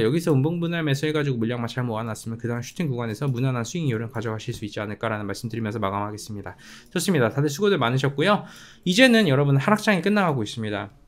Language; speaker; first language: Korean; native; Korean